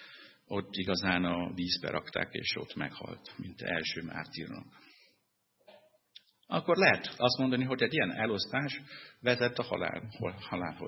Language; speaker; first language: Hungarian; non-native, fluent; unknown